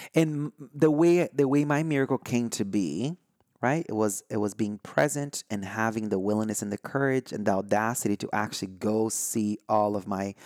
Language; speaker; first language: English; non-native, fluent; Portuguese